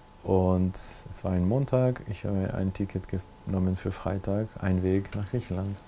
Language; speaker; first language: German; non-native, local second language; French